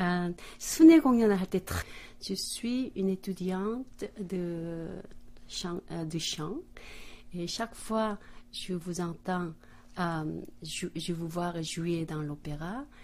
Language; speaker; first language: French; non-native, fluent; Korean